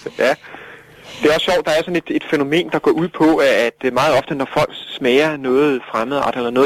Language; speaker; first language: Danish; native; Danish